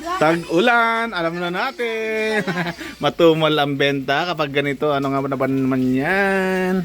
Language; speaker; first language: Filipino; native; Filipino